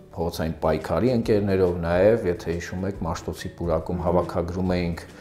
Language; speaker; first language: Armenian; early bilingual, other home language; Russian